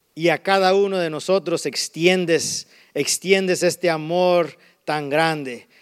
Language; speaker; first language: Spanish; early bilingual, heritage; Spanish